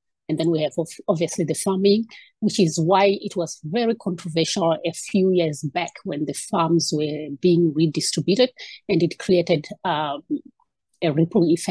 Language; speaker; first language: English; non-native, local second language; Shona